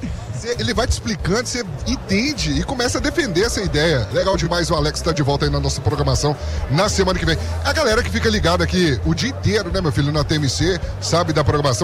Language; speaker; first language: Portuguese; native; Portuguese